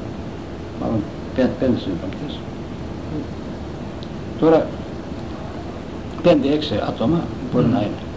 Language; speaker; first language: Greek; non-native, local second language; Turkish